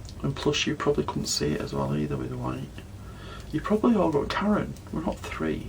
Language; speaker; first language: English; native; English